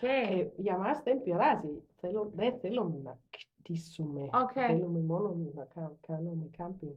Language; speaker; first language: Greek; non-native, learner; German